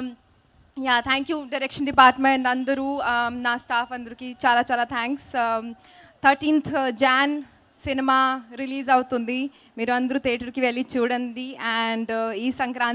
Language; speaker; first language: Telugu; non-native, fluent; Hindi